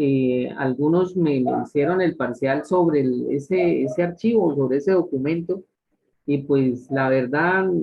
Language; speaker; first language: Spanish; native; Spanish